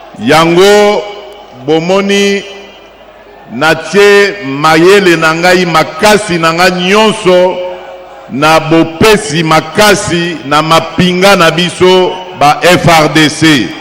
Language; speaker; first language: Lingala; native; Lingala